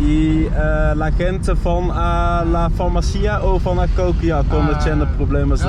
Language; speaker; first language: Spanish; non-native, learner; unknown